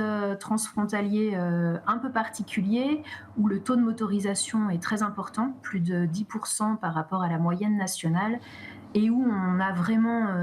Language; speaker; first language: French; native; French